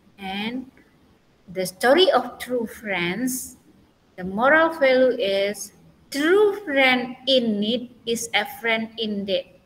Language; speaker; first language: English; non-native, learner; Indonesian